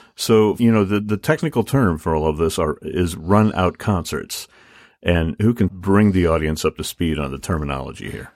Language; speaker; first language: English; native; English